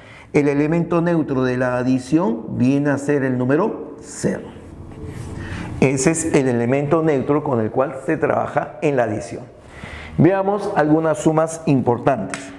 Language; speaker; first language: Spanish; native; Spanish